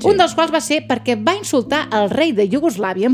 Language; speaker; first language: Catalan; native; Catalan